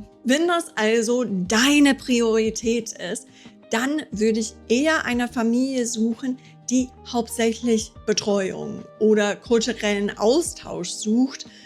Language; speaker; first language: German; non-native, fluent; English